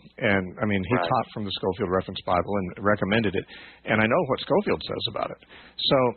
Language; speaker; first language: English; native; English